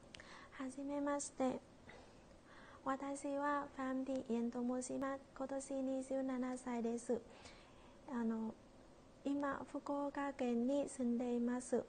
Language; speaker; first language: Japanese; non-native, learner; Vietnamese